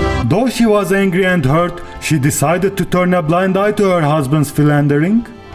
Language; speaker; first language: English; non-native, fluent; Turkish